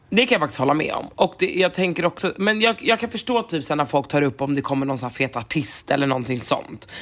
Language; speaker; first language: Swedish; native; Swedish